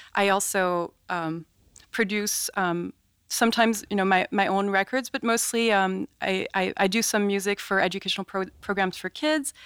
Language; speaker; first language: English; non-native, fluent; French